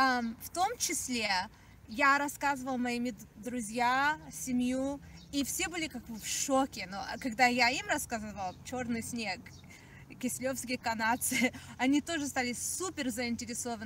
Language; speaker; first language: Russian; early bilingual, heritage; Russian